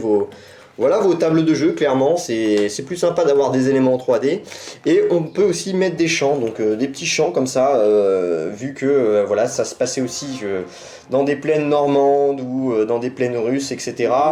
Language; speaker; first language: French; native; French